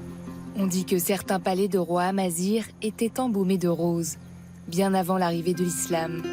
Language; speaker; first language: French; native; French